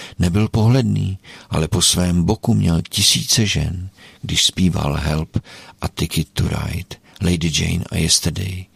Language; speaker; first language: Czech; native; Czech